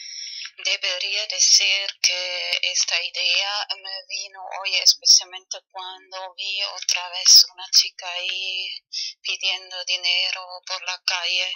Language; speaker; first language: Spanish; non-native, fluent; German